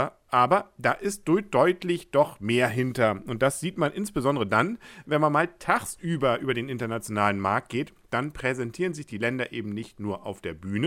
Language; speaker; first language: German; native; German